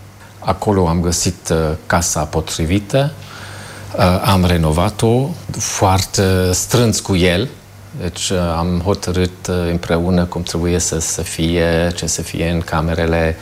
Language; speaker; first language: Romanian; non-native, fluent; German